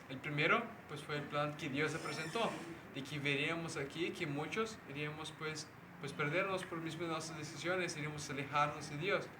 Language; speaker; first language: Spanish; native; Spanish